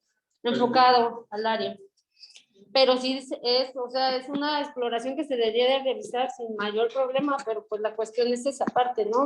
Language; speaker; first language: Spanish; native; Spanish